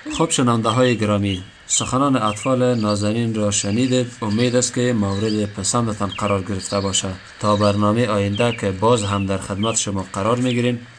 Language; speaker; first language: Persian; native; Persian